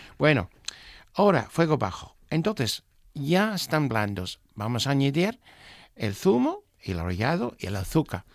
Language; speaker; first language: Spanish; non-native, fluent; English